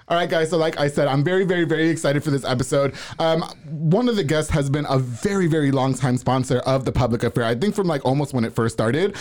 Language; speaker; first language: English; native; English